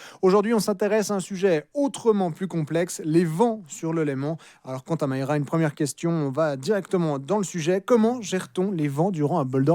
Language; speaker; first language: French; native; French